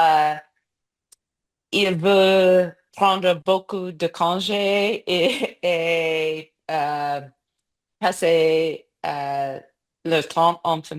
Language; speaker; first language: French; non-native, learner; English